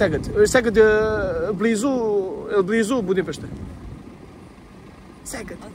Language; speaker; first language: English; non-native, learner; Serbian